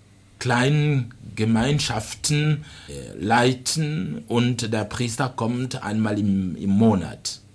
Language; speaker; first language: German; non-native, fluent; Rundi